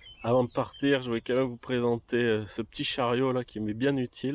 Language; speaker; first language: French; native; French